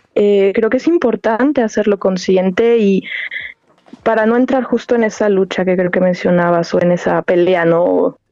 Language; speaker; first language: Spanish; native; Spanish